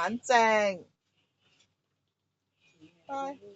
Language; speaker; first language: Chinese; native; Chinese